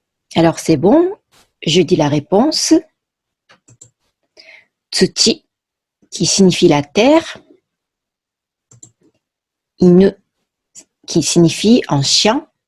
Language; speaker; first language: French; non-native, fluent; Japanese